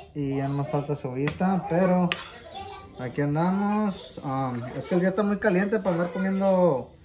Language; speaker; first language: Spanish; early bilingual, heritage; Spanish